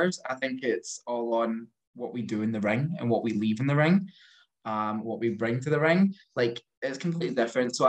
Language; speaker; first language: English; native; English